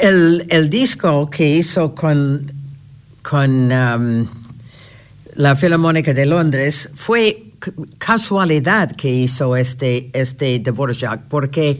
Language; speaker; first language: Spanish; non-native, fluent; English